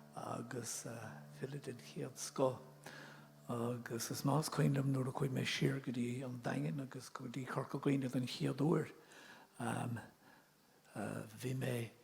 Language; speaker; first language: Irish; non-native, local second language; English